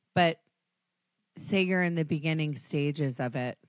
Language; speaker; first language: English; native; English